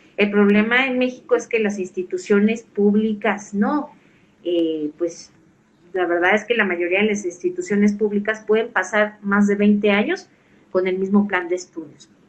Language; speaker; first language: Spanish; native; Spanish